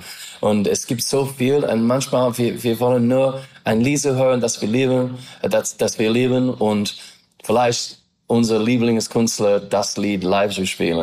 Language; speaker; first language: German; non-native, learner; English